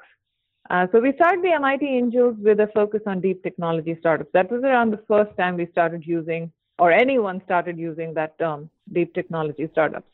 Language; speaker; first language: English; non-native, local second language; Hindi